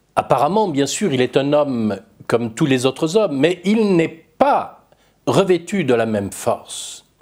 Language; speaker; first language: French; native; French